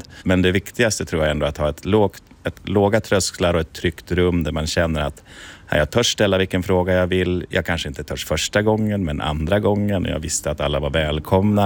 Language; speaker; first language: Swedish; native; Swedish